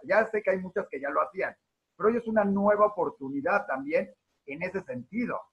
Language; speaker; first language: Spanish; native; Spanish